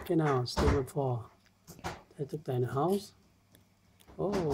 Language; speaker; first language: German; non-native, learner; Vietnamese